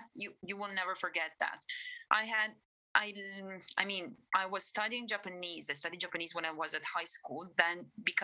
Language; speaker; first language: English; non-native, fluent; Italian